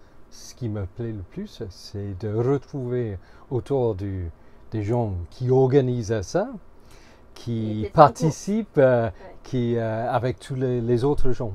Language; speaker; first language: French; non-native, fluent; English